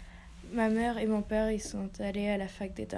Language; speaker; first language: French; non-native, learner; English